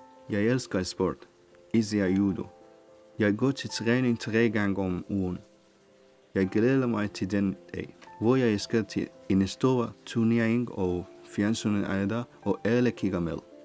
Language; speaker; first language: Danish; non-native, learner; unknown